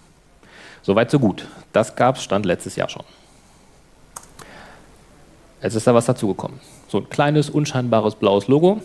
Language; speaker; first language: German; native; German